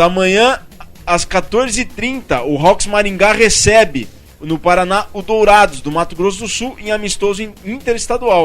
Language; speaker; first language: Portuguese; native; Portuguese